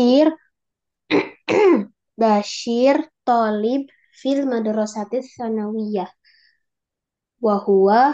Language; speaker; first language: Arabic; non-native, learner; Indonesian